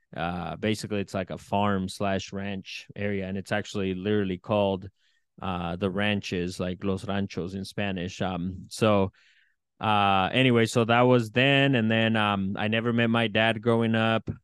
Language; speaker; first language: English; early bilingual, other home language; Spanish